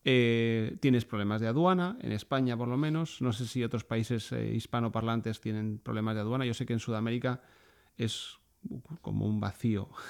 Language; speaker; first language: Spanish; native; Spanish